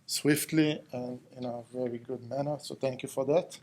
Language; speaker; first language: English; non-native, fluent; Hebrew